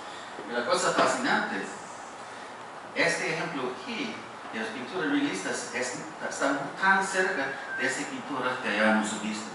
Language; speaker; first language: Spanish; non-native, fluent; English